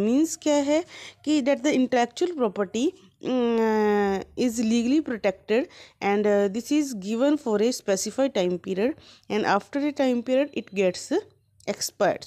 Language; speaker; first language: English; non-native, local second language; Hindi